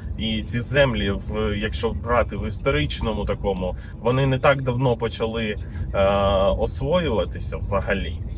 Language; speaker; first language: Ukrainian; native; Ukrainian